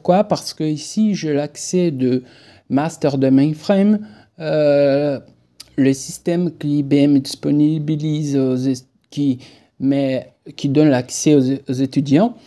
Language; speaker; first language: French; non-native, fluent; Portuguese